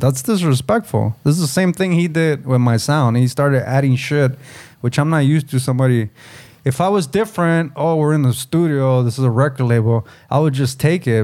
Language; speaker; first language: English; early bilingual, other home language; Spanish